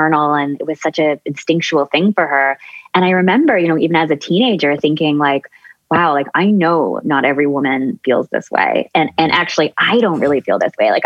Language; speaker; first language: English; native; English